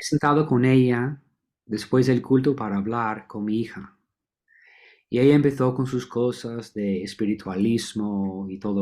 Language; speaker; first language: Spanish; non-native, fluent; English